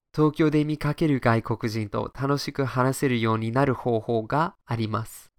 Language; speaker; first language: Japanese; non-native, fluent; English